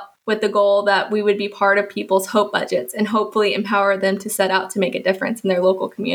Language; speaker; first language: English; native; English